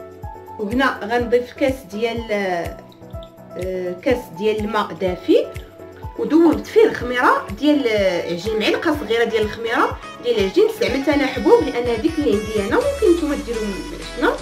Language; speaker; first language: Arabic; native; Arabic